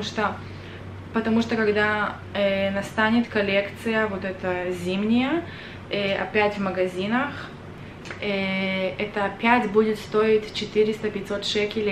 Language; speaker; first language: Russian; early bilingual, other home language; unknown